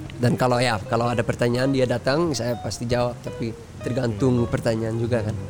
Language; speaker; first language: Indonesian; early bilingual, heritage; Dutch